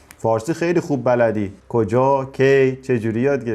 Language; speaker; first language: Persian; native; Persian